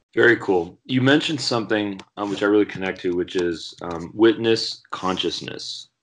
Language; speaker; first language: English; native; English